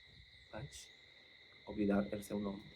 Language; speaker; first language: Catalan; non-native, fluent; English